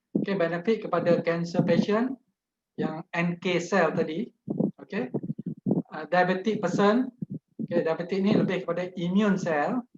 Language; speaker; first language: Malay; native; Malay